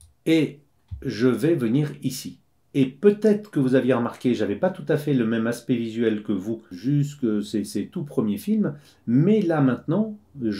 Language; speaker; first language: French; native; French